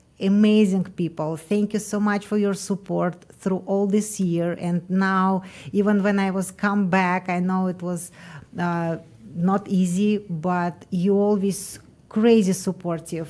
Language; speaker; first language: English; non-native, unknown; Russian